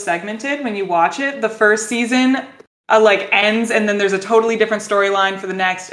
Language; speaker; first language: English; native; English